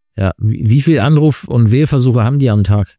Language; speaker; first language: German; native; German